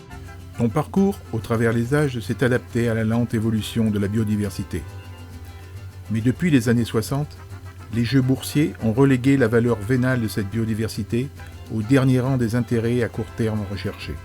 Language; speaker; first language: French; native; French